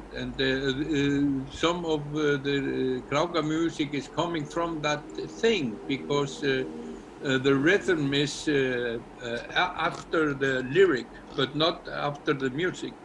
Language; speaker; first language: English; non-native, learner; Icelandic